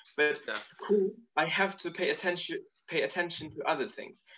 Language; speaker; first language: English; non-native, fluent; Turkish